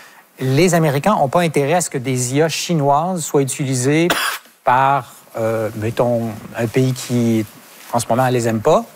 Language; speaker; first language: French; native; French